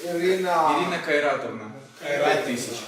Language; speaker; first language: Russian; native; Russian